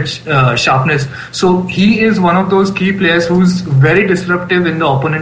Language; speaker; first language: English; non-native, local second language; Bangla